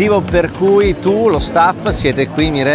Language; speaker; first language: Italian; native; Italian